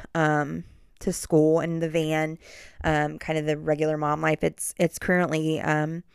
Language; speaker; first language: English; native; English